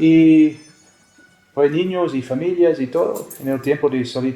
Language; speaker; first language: Spanish; non-native, learner; English